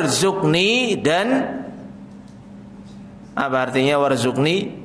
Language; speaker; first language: Indonesian; native; Indonesian